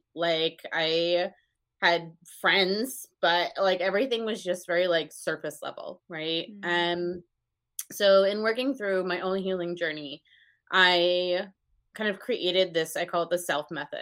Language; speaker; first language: English; native; English